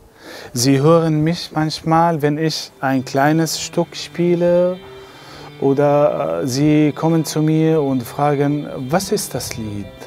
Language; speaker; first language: German; non-native, learner; Arabic